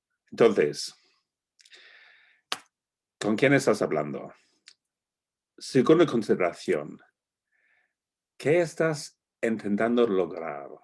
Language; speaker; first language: Spanish; non-native, fluent; English